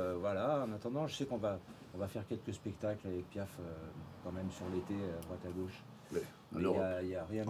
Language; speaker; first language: French; native; French